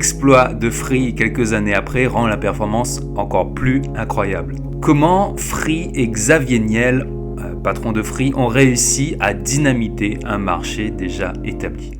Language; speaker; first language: French; native; French